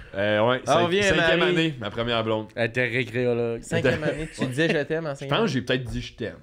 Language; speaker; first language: French; native; French